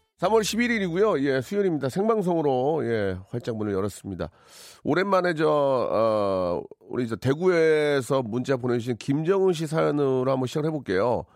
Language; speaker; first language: Korean; native; Korean